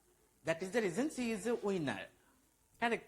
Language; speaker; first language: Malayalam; non-native, local second language; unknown